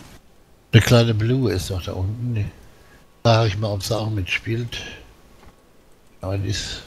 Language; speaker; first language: German; native; German